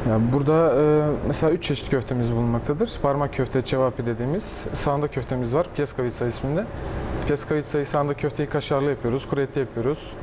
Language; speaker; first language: Turkish; early bilingual, other home language; Bosnian